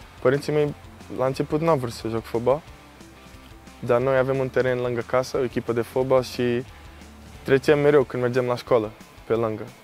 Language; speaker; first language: Romanian; early bilingual, heritage; Romanian